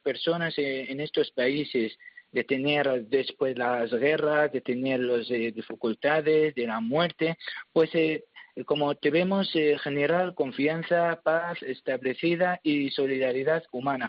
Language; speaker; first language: Spanish; non-native, learner; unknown